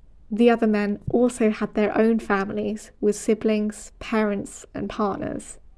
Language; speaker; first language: English; native; English